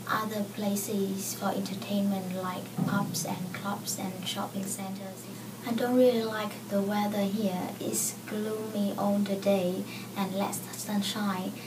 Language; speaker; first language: English; non-native, fluent; Vietnamese